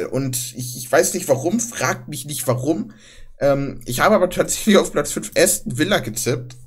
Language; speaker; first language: German; native; German